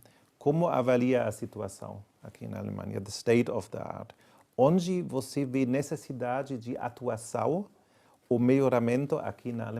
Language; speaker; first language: Portuguese; non-native, fluent; German